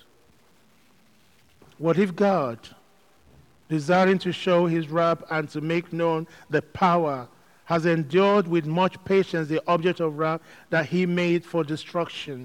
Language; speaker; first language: English; non-native, local second language; Yoruba